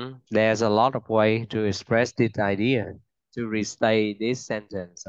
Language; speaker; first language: English; non-native, fluent; Vietnamese